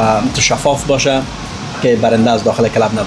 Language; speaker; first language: Persian; native; Persian